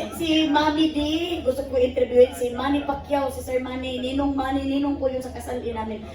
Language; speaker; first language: Filipino; non-native, local second language; Cebuano